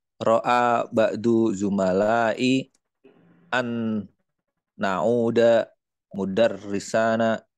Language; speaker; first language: Arabic; non-native, learner; Indonesian